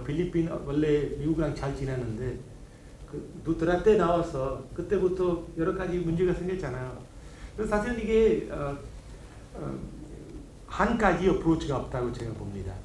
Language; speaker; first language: Korean; non-native, learner; Hindi